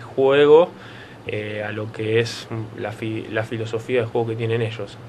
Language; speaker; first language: Spanish; native; Spanish